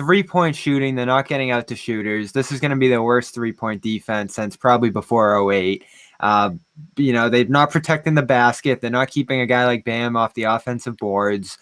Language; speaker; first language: English; native; English